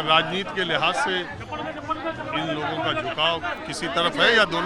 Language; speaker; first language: Hindi; native; Hindi